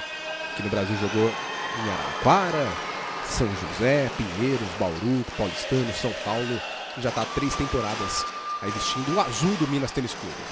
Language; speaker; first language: Portuguese; native; Portuguese